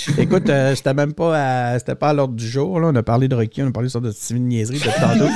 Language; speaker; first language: French; native; French